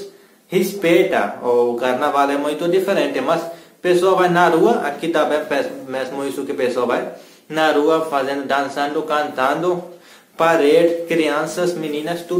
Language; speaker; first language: Portuguese; non-native, learner; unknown